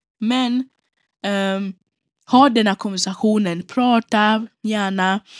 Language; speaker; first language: Swedish; non-native, local second language; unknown